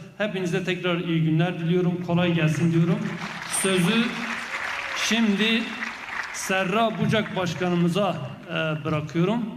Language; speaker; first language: Turkish; non-native, local second language; Kurdish